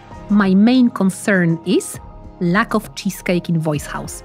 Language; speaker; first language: English; non-native, fluent; Polish